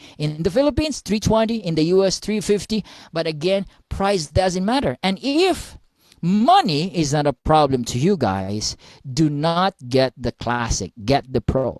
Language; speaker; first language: English; non-native, local second language; Filipino